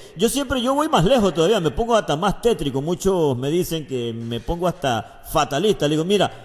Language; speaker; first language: Spanish; native; Spanish